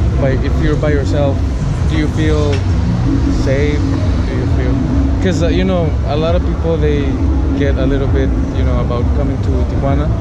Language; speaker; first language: English; non-native, local second language; Spanish